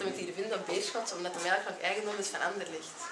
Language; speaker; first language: Dutch; native; Dutch